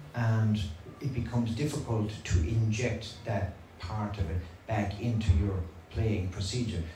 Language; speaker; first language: English; native; English